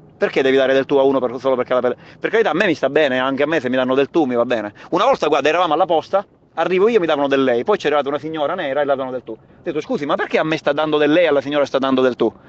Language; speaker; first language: Italian; native; Italian